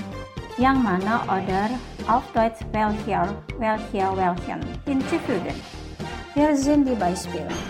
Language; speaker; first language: German; non-native, fluent; Indonesian